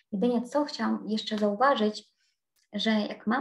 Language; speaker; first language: Polish; non-native, fluent; Ukrainian